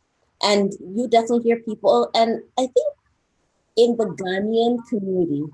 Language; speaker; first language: English; early bilingual, other home language; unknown